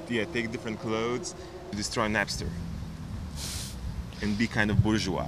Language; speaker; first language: English; non-native, fluent; Lithuanian